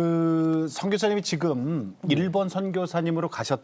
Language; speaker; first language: Korean; native; Korean